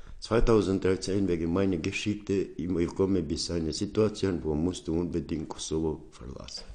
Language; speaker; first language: German; non-native, learner; Albanian